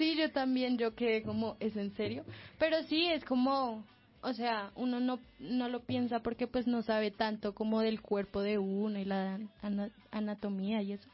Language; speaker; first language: Spanish; native; Spanish